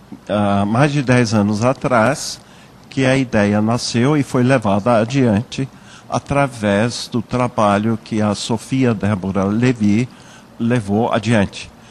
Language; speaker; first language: Portuguese; early bilingual, other home language; German